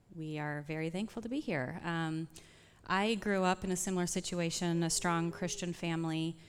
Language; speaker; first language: English; native; English